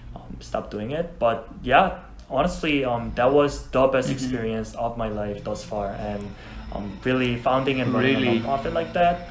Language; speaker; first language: English; non-native, fluent; Korean